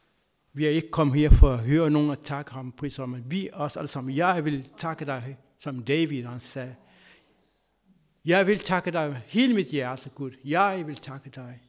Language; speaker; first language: Danish; non-native, fluent; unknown